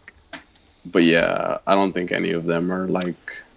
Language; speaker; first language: English; non-native, fluent; Spanish